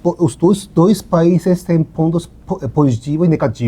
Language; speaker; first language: Portuguese; non-native, learner; Japanese